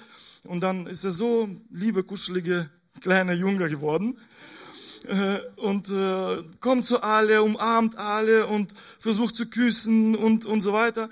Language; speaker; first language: German; non-native, fluent; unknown